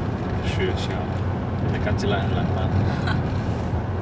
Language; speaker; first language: Chinese; non-native, learner; German